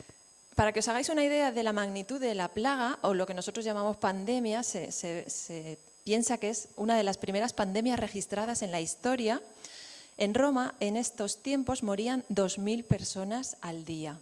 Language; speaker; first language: Spanish; native; Spanish